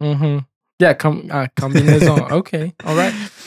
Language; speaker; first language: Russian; non-native, learner; English